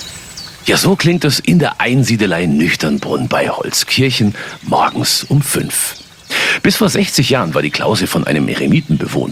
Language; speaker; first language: German; native; German